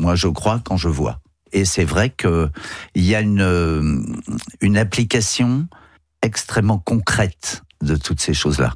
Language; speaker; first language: French; native; French